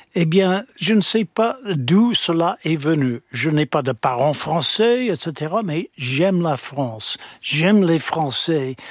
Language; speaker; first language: French; non-native, fluent; English